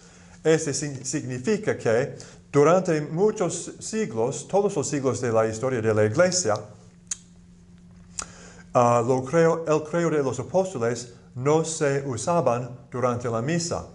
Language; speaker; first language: Spanish; non-native, fluent; English